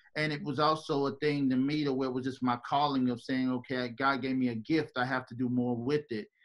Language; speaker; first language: English; native; English